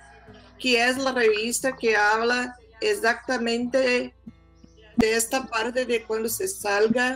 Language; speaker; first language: Spanish; non-native, fluent; Portuguese